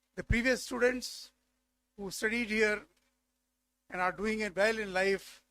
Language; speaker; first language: English; non-native, local second language; Marathi